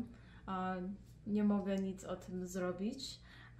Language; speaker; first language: Polish; early bilingual, heritage; Polish